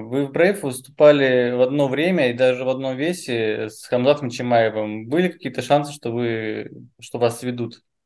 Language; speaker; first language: Russian; native; Russian